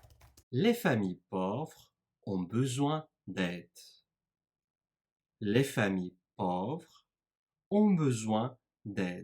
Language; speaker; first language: French; non-native, fluent; Turkish